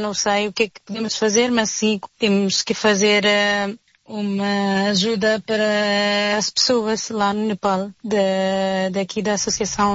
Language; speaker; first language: Portuguese; non-native, fluent; Nepali